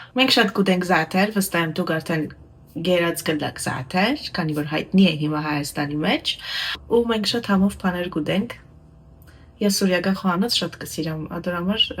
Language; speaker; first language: Armenian; native; Armenian